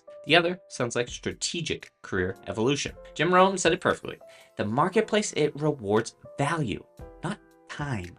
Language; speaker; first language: English; native; English